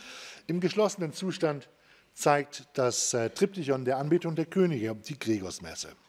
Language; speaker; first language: German; native; German